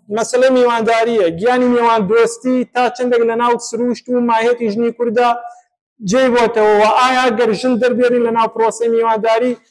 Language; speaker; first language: Central Kurdish; native; Central Kurdish